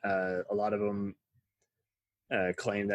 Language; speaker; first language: English; native; English